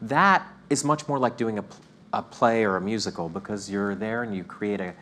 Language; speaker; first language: English; native; English